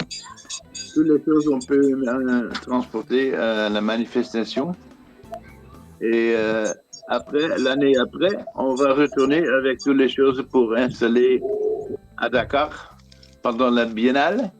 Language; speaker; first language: French; non-native, fluent; Dutch